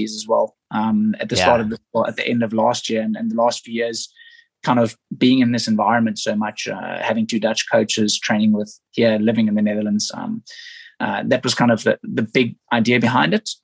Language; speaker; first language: English; native; English